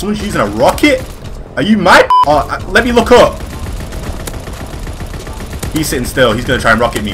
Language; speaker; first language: English; native; English